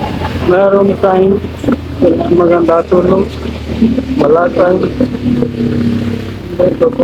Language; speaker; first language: Filipino; non-native, learner; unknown